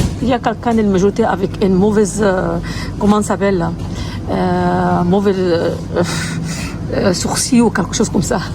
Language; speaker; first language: French; non-native, learner; Arabic